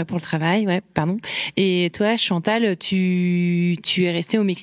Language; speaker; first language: French; native; French